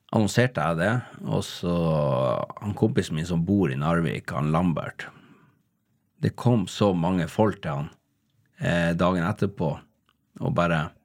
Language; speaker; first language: Norwegian; native; Norwegian